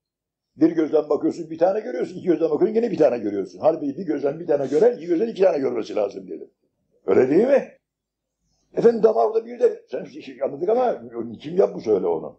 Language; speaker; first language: Turkish; native; Turkish